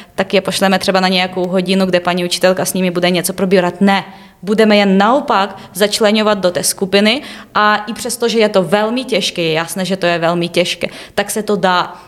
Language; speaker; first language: Czech; non-native, fluent; Ukrainian